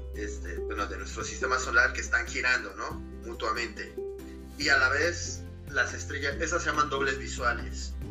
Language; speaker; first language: Spanish; native; Spanish